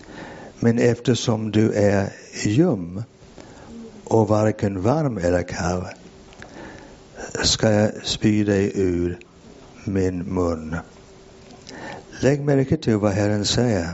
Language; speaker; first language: Swedish; non-native, fluent; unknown